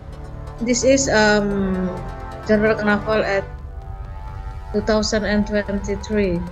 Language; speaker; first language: English; non-native, learner; Indonesian